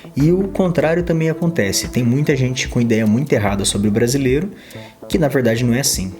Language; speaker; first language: Portuguese; native; Portuguese